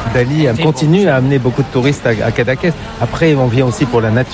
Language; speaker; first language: French; native; French